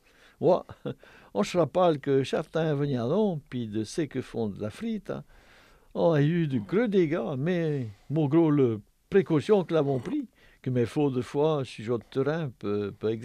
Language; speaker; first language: French; native; French